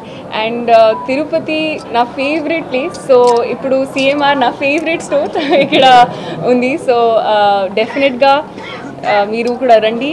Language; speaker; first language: Telugu; non-native, learner; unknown